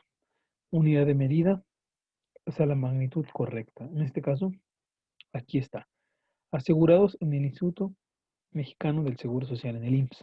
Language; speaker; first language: Spanish; native; Spanish